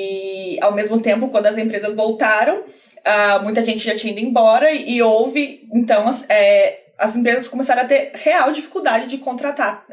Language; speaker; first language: Portuguese; native; Portuguese